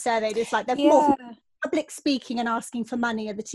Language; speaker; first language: English; native; English